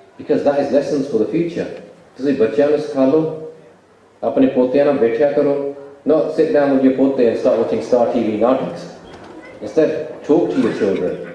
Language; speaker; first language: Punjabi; early bilingual, heritage; Punjabi